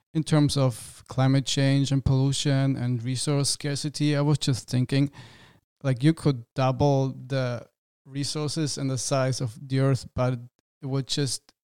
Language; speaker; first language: English; non-native, fluent; German